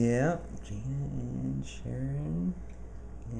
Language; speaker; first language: English; native; English